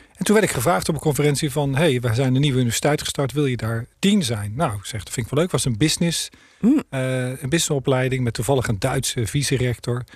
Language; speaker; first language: Dutch; native; Dutch